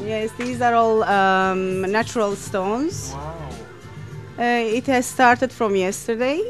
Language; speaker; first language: English; non-native, learner; Greek